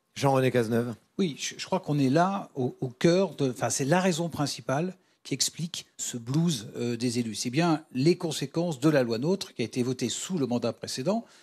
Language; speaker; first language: French; native; French